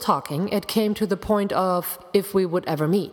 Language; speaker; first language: English; non-native, fluent; German